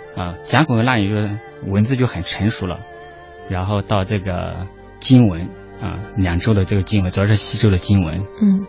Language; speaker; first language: Chinese; non-native, local second language; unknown